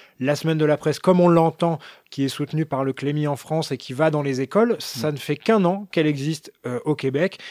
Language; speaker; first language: French; native; French